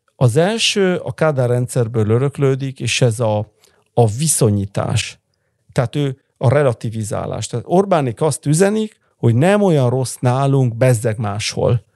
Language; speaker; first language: Hungarian; early bilingual, heritage; Italian